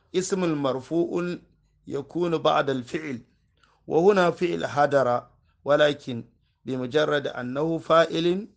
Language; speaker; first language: Arabic; non-native, fluent; Hausa